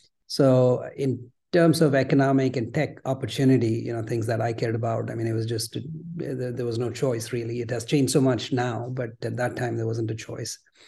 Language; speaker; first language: English; non-native, local second language; Gujarati